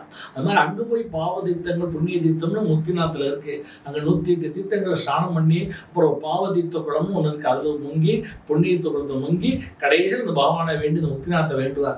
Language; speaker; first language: Tamil; native; Tamil